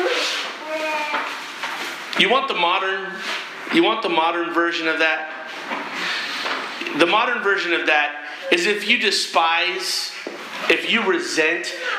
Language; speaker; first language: English; native; English